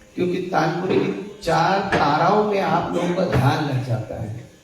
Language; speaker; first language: Hindi; non-native, local second language; Marathi